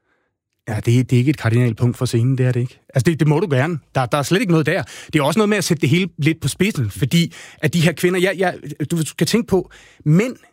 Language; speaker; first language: Danish; native; Danish